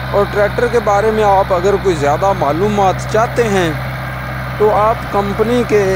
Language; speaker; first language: Urdu; non-native, local second language; Punjabi